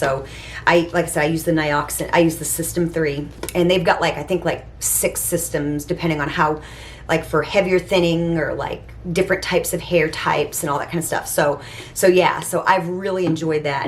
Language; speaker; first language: English; native; English